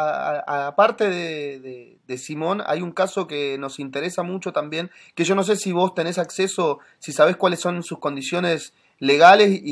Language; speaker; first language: Spanish; native; Spanish